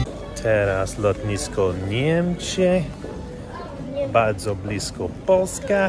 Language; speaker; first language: Polish; non-native, learner; English